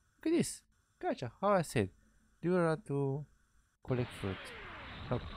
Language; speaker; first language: English; non-native, fluent; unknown